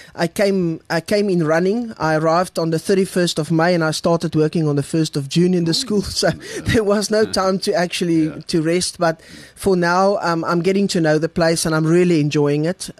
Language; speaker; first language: English; non-native, local second language; Afrikaans